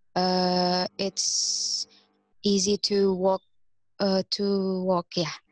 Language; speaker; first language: English; non-native, fluent; Indonesian